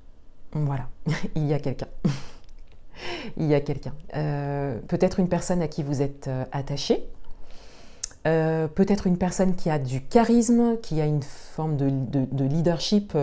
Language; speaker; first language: French; native; French